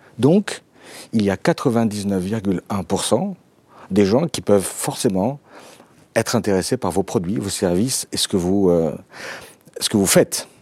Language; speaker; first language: French; native; French